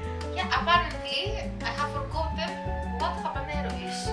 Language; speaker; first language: English; non-native, learner; Indonesian